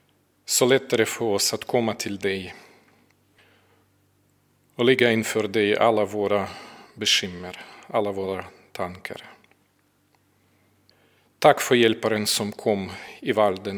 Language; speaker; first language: Swedish; non-native, fluent; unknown